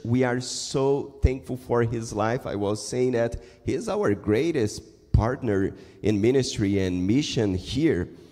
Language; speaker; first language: English; non-native, fluent; Portuguese